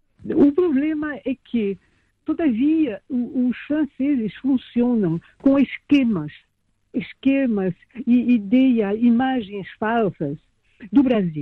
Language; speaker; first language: Portuguese; non-native, fluent; French